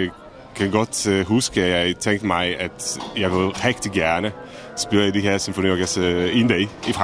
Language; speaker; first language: Danish; non-native, fluent; Czech